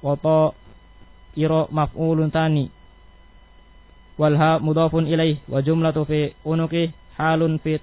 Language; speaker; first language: Arabic; non-native, learner; Indonesian